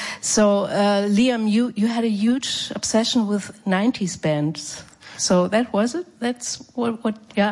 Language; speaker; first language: English; non-native, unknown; German